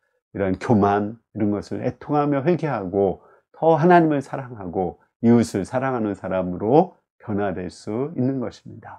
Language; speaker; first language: Korean; native; Korean